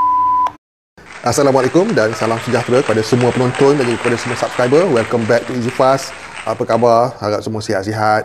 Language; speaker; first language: Malay; native; Malay